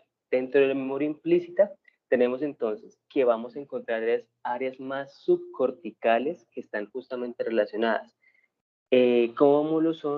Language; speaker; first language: Spanish; native; Spanish